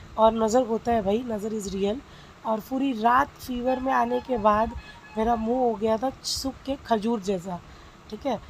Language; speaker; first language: Hindi; non-native, local second language; Bangla